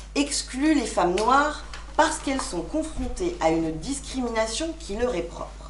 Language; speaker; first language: French; non-native, local second language; Arabic